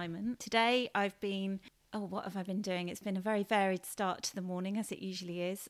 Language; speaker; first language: English; native; English